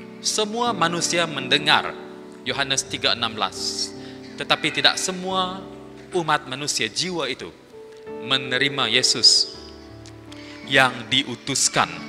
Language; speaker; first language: Malay; non-native, local second language; Iban